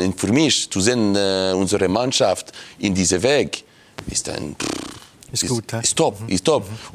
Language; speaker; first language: German; non-native, local second language; French